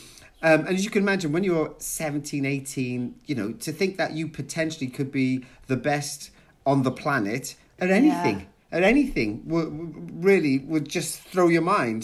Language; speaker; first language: English; native; English